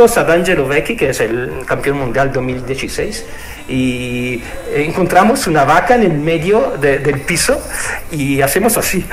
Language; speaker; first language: Spanish; non-native, fluent; Italian